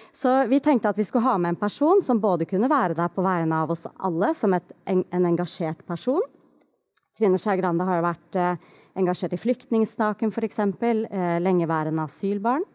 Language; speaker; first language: Norwegian; native; Norwegian